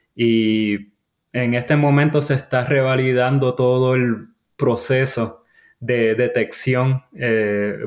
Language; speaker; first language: Spanish; native; Spanish